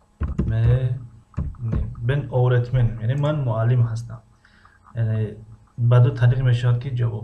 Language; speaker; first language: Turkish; non-native, fluent; Tajik